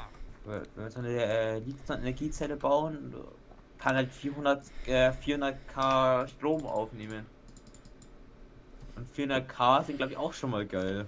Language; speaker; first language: German; native; German